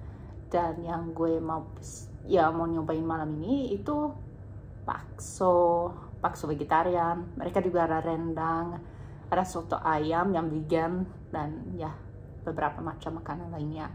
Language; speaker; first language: Indonesian; non-native, fluent; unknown